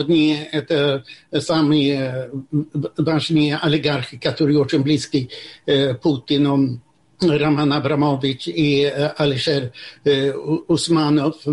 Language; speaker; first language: Russian; non-native, fluent; Swedish